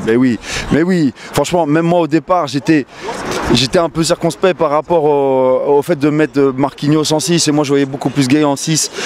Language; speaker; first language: French; native; French